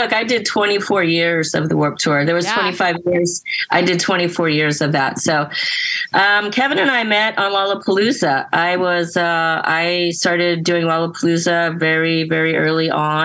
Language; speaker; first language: English; native; English